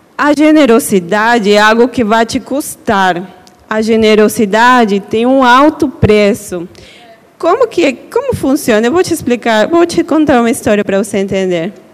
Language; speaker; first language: Portuguese; non-native, fluent; Spanish